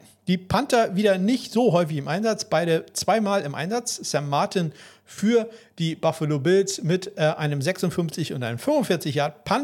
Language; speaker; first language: German; native; German